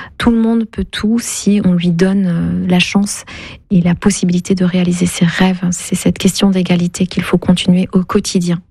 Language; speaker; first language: French; non-native, local second language; Kinyarwanda